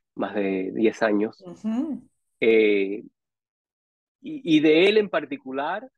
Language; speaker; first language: Spanish; native; Spanish